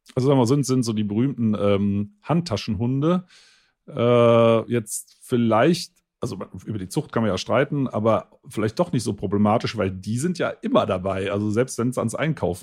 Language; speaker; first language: German; native; German